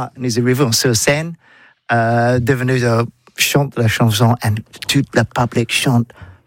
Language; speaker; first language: French; non-native, learner; English